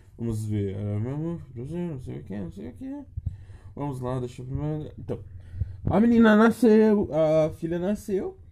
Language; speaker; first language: Portuguese; native; Portuguese